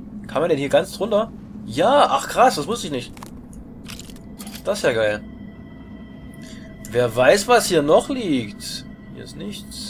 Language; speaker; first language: German; native; German